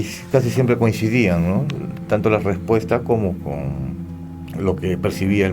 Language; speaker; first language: Spanish; native; Spanish